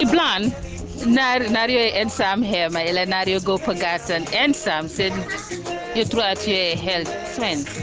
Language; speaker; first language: Swedish; non-native, fluent; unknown